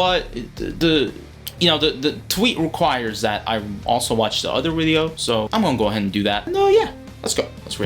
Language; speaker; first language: English; native; English